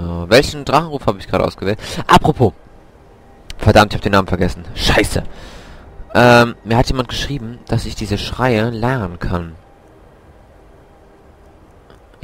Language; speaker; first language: German; native; German